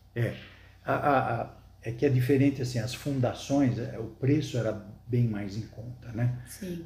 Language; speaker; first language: Portuguese; early bilingual, other home language; Arabic